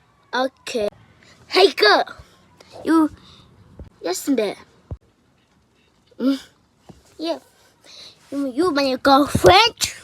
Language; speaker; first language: English; non-native, learner; Mongolian